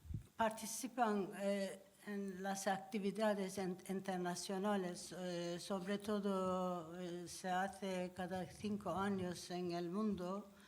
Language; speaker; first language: Spanish; non-native, learner; Turkish